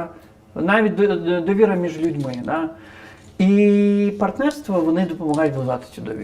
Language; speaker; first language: Ukrainian; non-native, fluent; Crimean Tatar